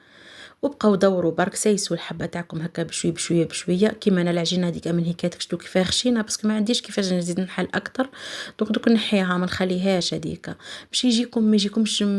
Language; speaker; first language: Arabic; native; Arabic